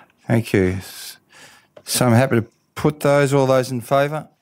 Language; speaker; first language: English; native; English